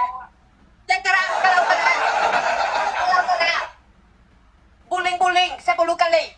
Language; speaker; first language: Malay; non-native, learner; Vietnamese